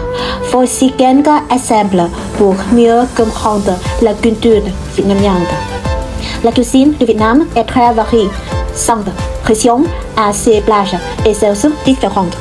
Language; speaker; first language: French; non-native, learner; Vietnamese